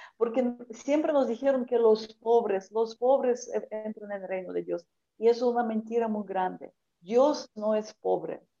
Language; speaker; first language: Spanish; non-native, fluent; Ukrainian